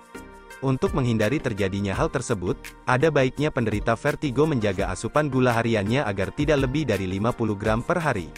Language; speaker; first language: Indonesian; native; Indonesian